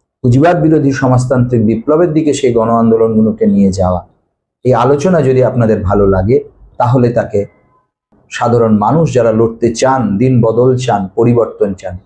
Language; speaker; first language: Bangla; native; Bangla